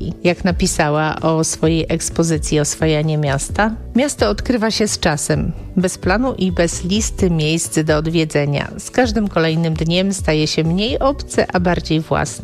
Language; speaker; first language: Polish; native; Polish